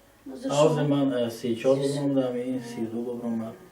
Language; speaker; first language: Persian; native; Persian